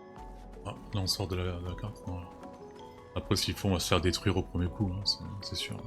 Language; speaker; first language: French; native; French